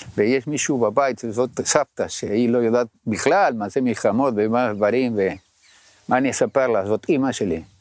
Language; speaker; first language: Hebrew; non-native, fluent; Spanish